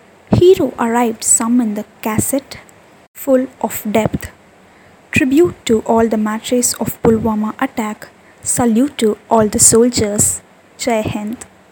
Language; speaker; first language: English; non-native, local second language; Tamil